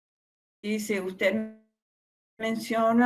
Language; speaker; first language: Spanish; non-native, fluent; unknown